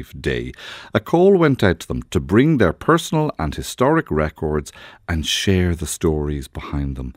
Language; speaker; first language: English; native; English